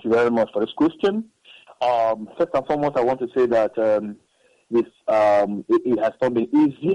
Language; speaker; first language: English; non-native, local second language; Igbo